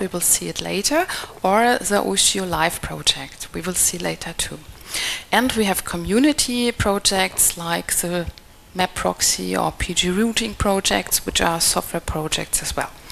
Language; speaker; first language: English; non-native, fluent; German